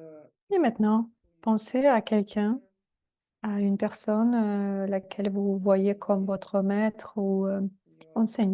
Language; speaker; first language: French; non-native, fluent; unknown